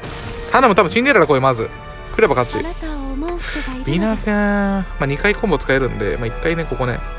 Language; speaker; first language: Japanese; native; Japanese